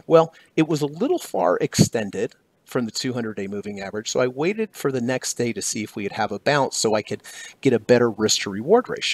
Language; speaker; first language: English; native; English